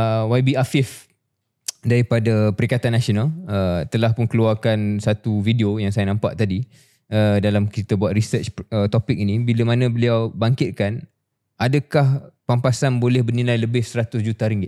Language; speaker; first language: Malay; native; Malay